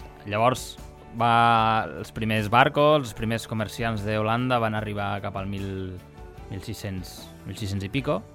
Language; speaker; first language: Catalan; native; Catalan